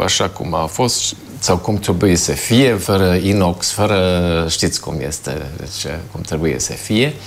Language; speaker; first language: Romanian; non-native, fluent; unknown